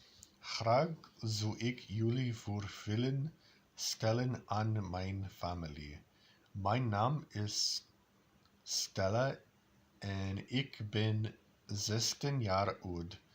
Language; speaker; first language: Dutch; non-native, learner; English